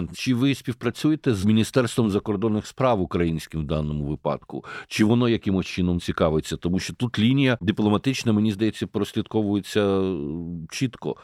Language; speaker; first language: Ukrainian; native; Ukrainian